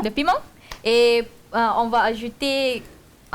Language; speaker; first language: French; non-native, learner; Malay